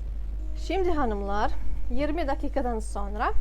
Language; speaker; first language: Turkish; non-native, fluent; Bosnian